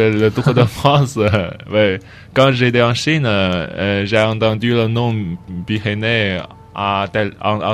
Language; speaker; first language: French; non-native, learner; Chinese